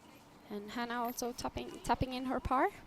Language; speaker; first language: English; non-native, fluent; Norwegian